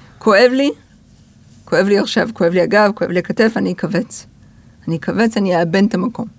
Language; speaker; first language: Hebrew; early bilingual, other home language; English